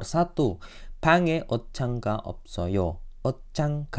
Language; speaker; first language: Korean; non-native, fluent; Indonesian